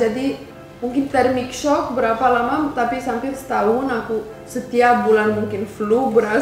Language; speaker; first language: Indonesian; non-native, fluent; Romanian